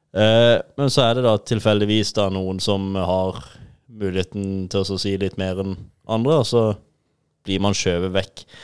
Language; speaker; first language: Norwegian; native; Norwegian